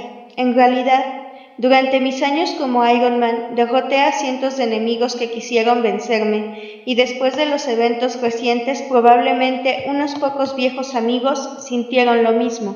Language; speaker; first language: Spanish; native; Spanish